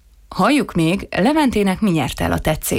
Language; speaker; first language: Hungarian; native; Hungarian